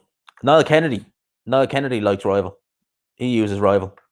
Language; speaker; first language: English; native; English